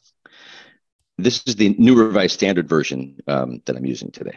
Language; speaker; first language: English; native; English